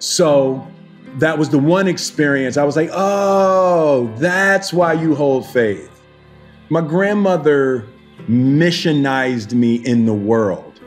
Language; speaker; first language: English; native; English